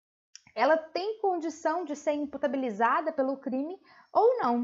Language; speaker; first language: Portuguese; native; Portuguese